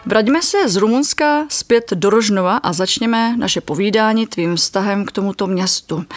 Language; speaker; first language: Czech; native; Czech